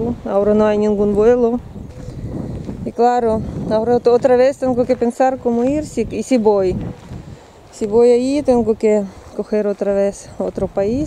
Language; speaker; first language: Spanish; non-native, learner; Russian